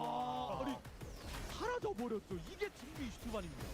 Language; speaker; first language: Korean; native; Korean